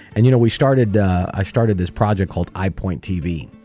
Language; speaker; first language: English; early bilingual, other home language; Spanish